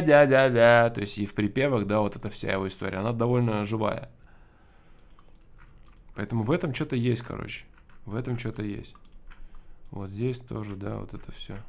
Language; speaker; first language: Russian; native; Russian